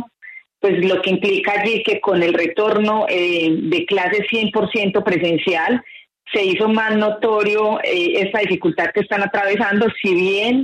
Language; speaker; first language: Spanish; native; Spanish